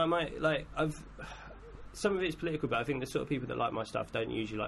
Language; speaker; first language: English; native; English